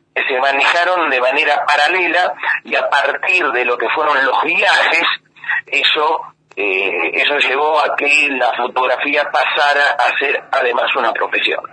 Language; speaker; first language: Spanish; native; Spanish